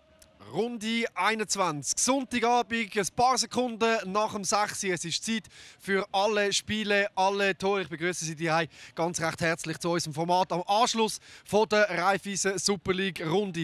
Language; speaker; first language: German; native; German